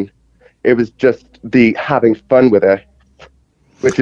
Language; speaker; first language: English; native; English